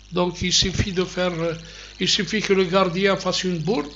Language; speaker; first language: French; non-native, local second language; Kabyle